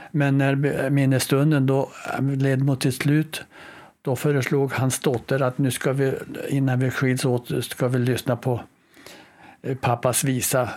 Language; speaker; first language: Swedish; native; Swedish